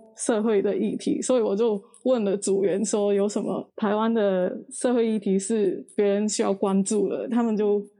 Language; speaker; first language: Chinese; non-native, local second language; Cantonese